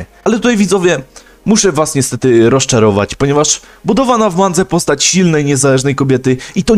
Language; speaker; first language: Polish; native; Polish